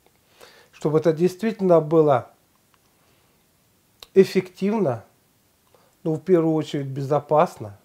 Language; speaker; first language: Russian; native; Russian